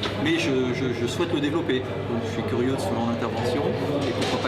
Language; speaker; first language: French; native; French